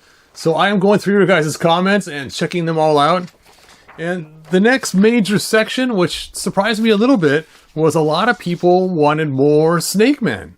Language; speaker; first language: English; native; English